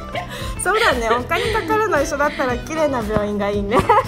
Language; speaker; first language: Japanese; native; Japanese